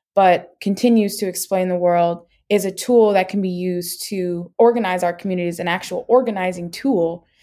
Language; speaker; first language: English; native; English